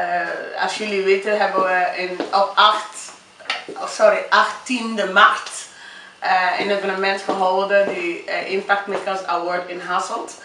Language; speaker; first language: Dutch; non-native, fluent; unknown